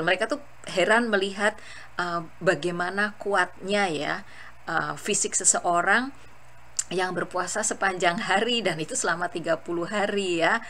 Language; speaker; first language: Indonesian; native; Indonesian